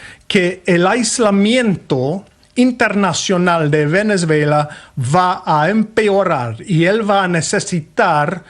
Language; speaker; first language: Spanish; non-native, fluent; English